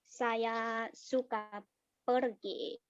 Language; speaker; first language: Indonesian; non-native, learner; Thai